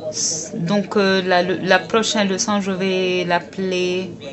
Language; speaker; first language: French; non-native, fluent; Arabic